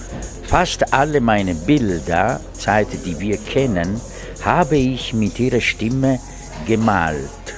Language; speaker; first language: German; non-native, fluent; Italian